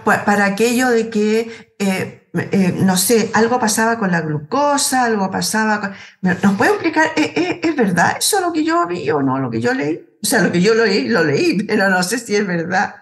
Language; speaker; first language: Spanish; native; Spanish